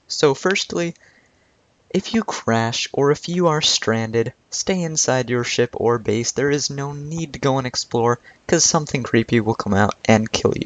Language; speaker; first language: English; native; English